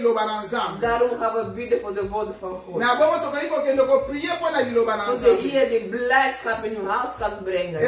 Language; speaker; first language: Dutch; non-native, learner; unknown